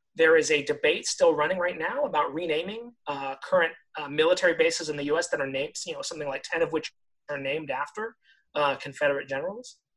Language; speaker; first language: English; native; English